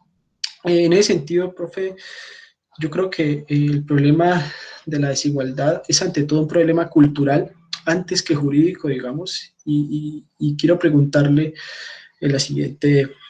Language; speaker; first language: Spanish; native; Spanish